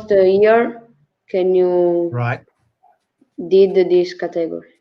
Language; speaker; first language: English; non-native, learner; Italian